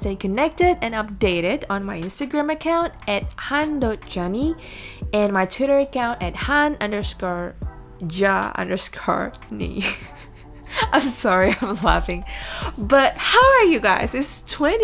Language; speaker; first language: English; non-native, fluent; Indonesian